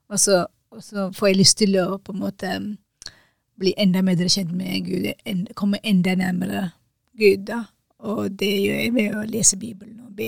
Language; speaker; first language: Norwegian; non-native, fluent; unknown